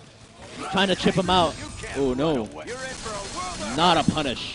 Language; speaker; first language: English; native; English